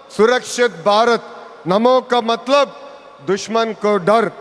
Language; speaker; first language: Hindi; non-native, local second language; Telugu